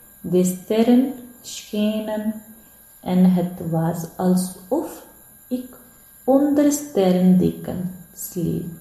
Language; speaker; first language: Dutch; non-native, learner; Hindi